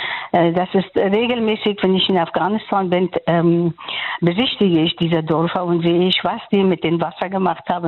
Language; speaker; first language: German; non-native, learner; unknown